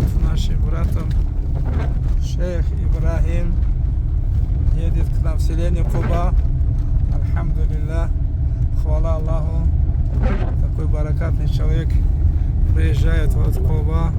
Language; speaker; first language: Russian; non-native, local second language; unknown